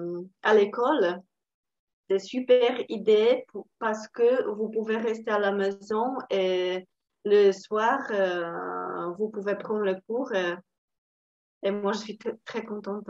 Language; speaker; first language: French; non-native, learner; Polish